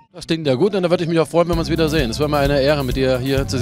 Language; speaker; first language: German; native; German